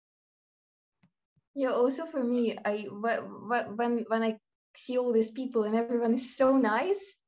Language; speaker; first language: English; non-native, fluent; Russian